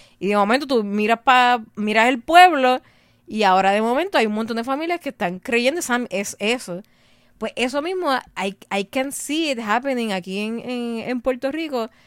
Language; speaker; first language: Spanish; native; Spanish